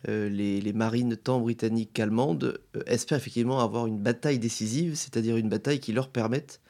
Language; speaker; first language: French; native; French